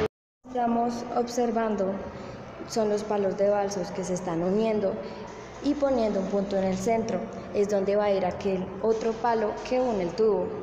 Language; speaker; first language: Spanish; native; Spanish